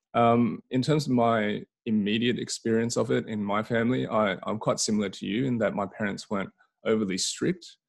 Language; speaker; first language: English; native; English